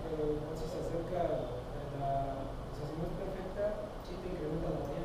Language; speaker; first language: Spanish; native; Spanish